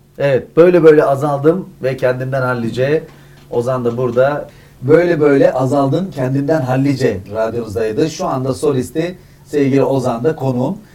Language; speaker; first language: Turkish; native; Turkish